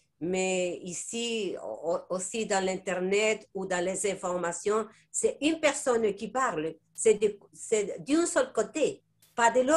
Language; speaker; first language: French; non-native, fluent; Spanish